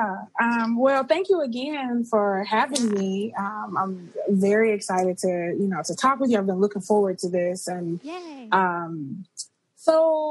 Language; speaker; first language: English; native; English